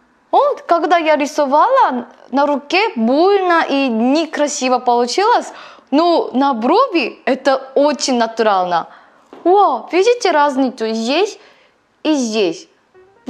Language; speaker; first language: Russian; non-native, learner; Korean